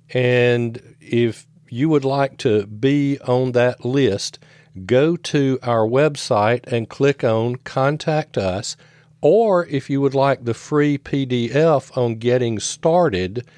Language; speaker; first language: English; native; English